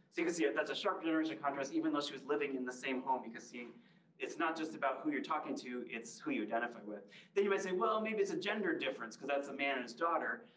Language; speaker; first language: English; native; English